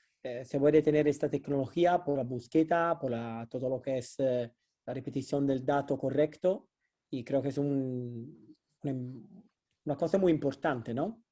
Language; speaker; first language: Spanish; non-native, fluent; Italian